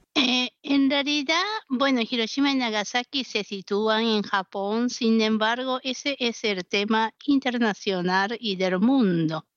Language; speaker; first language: Spanish; non-native, fluent; Japanese